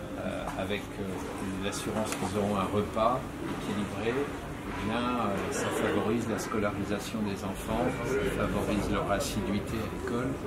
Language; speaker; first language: French; native; French